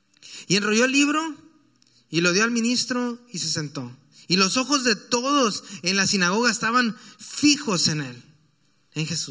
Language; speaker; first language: Spanish; native; Spanish